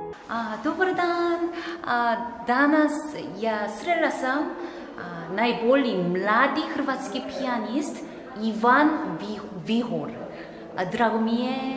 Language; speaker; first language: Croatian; non-native, learner; Korean